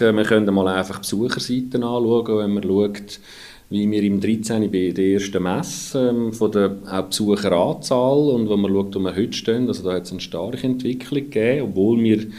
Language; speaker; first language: German; native; German